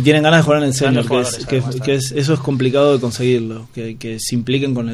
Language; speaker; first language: Spanish; native; Spanish